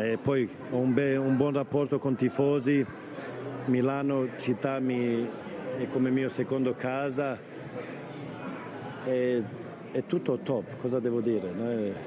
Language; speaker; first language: Italian; non-native, fluent; Swedish